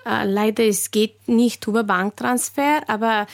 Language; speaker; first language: German; non-native, fluent; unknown